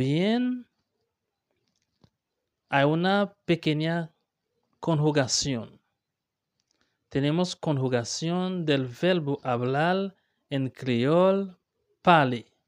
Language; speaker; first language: Spanish; non-native, learner; Haitian Creole